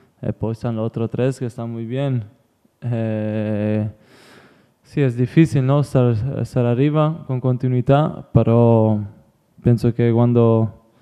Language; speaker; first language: Spanish; non-native, learner; Italian